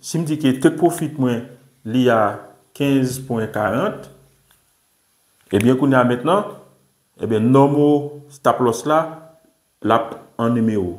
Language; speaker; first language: French; non-native, local second language; Haitian Creole